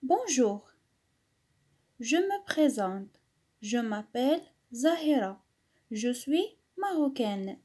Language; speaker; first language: French; non-native, local second language; Arabic